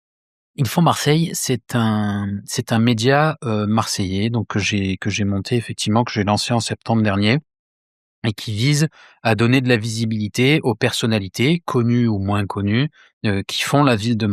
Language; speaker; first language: French; native; French